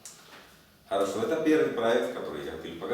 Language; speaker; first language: Russian; non-native, learner; Spanish